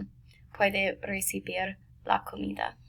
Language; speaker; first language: Spanish; non-native, learner; English